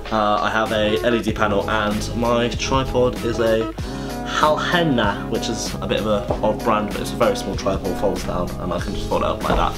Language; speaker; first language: English; native; English